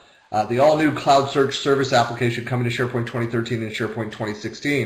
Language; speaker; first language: English; native; English